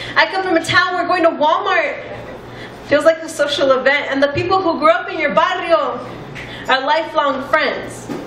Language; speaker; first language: English; native; English